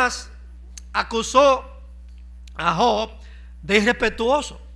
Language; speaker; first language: Spanish; native; Spanish